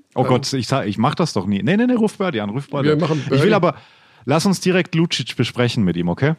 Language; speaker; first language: German; native; German